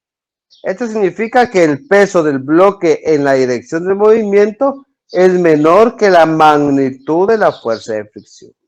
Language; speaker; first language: Spanish; native; Spanish